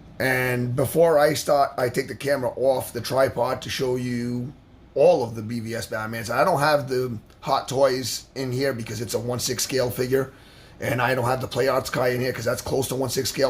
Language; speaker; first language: English; native; English